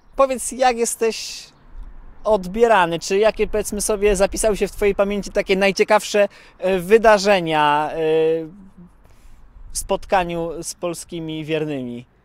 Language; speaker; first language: Polish; native; Polish